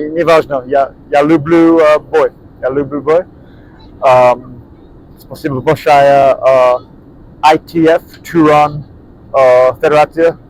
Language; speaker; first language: Russian; non-native, learner; English